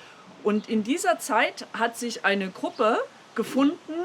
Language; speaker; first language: German; native; German